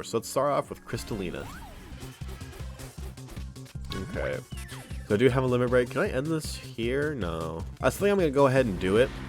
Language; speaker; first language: English; native; English